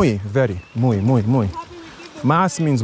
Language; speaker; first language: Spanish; non-native, learner; English